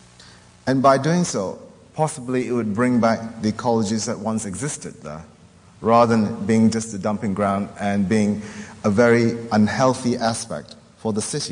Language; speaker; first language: English; non-native, local second language; Min Nan Chinese